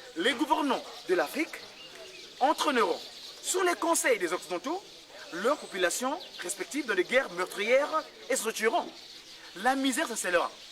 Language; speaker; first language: French; non-native, local second language; Kongo